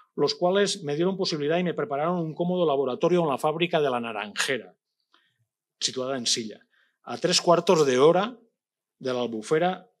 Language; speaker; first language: Spanish; non-native, local second language; Catalan